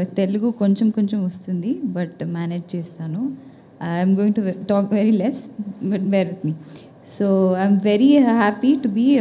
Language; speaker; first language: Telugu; non-native, learner; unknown